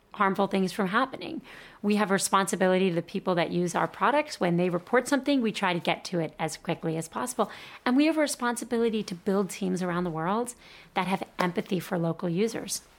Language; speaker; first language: English; native; English